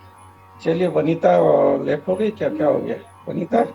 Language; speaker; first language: Hindi; native; Hindi